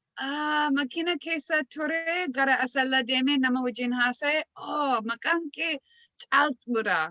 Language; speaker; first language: Oromo; non-native, learner; English